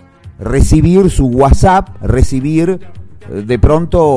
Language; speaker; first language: Spanish; native; Spanish